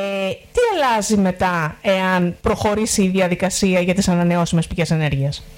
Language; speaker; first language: Greek; native; Greek